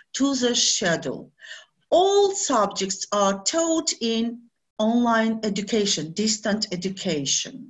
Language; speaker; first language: English; non-native, learner; Azerbaijani